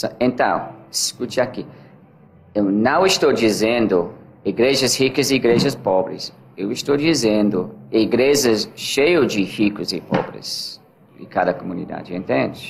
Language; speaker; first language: Portuguese; non-native, learner; English